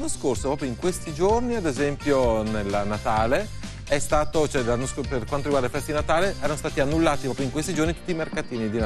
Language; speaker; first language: Italian; native; Italian